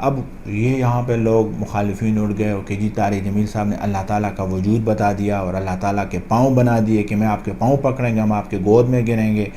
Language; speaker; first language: Urdu; non-native, local second language; Pashto